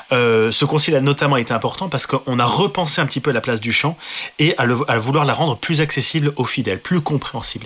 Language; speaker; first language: French; native; French